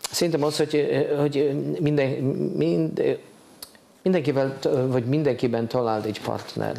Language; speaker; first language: Hungarian; non-native, fluent; Polish